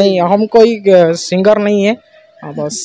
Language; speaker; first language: Hindi; non-native, local second language; Bhojpuri